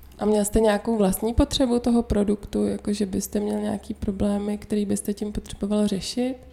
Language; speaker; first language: Czech; native; Czech